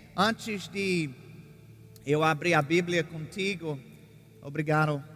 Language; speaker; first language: Portuguese; non-native, fluent; English